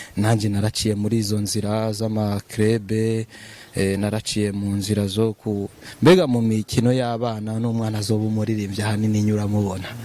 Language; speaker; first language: Rundi; early bilingual, heritage; Rundi